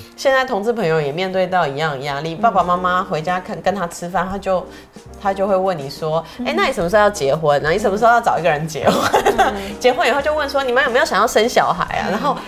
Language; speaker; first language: Chinese; native; Chinese